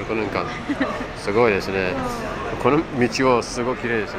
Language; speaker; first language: Japanese; non-native, learner; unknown